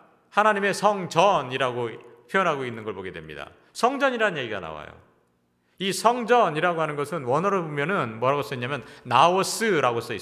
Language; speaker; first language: Korean; native; Korean